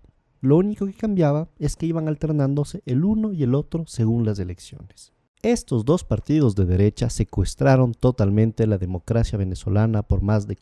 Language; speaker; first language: Spanish; native; Spanish